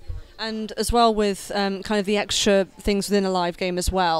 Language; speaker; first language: English; native; English